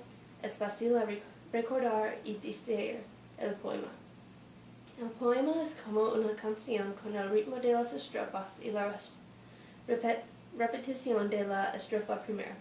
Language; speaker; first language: Spanish; non-native, learner; English